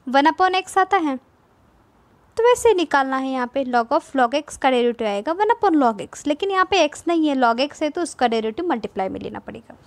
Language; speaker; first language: Hindi; non-native, local second language; Marathi